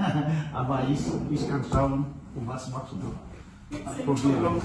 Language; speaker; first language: German; non-native, learner; Malagasy